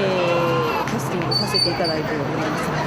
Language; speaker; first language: Japanese; native; Japanese